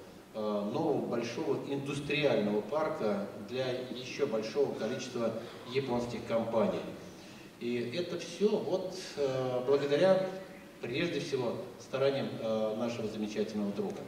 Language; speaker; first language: Russian; native; Russian